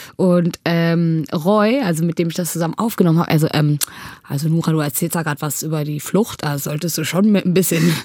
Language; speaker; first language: German; early bilingual, other home language; Tigrinya